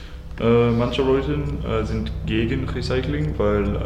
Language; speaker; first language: German; non-native, learner; English